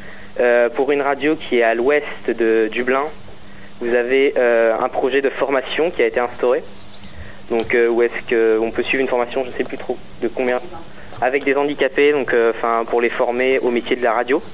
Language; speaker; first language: French; native; French